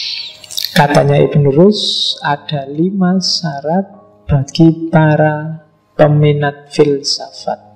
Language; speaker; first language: Indonesian; native; Indonesian